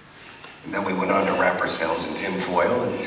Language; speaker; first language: English; native; English